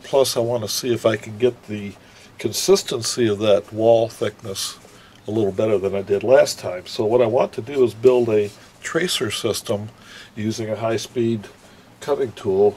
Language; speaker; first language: English; native; English